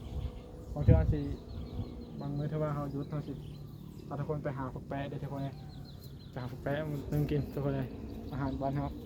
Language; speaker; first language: Thai; non-native, local second language; Northeastern Thai